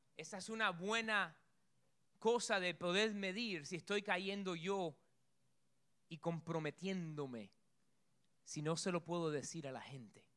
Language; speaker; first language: Spanish; early bilingual, heritage; Spanish